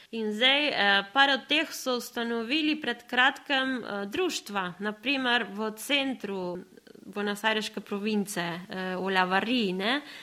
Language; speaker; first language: Slovenian; early bilingual, other home language; Spanish